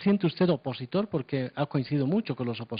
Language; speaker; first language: Spanish; native; Spanish